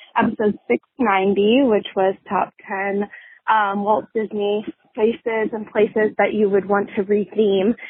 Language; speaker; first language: English; native; English